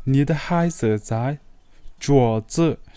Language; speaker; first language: Chinese; non-native, learner; Mongolian